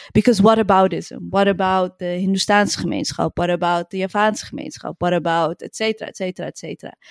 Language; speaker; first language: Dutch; early bilingual, other home language; Arabic